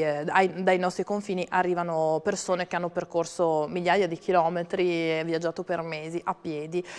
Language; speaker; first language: Italian; native; Italian